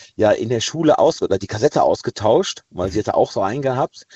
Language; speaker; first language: German; native; German